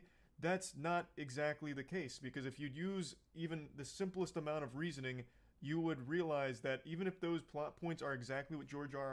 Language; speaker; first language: English; native; English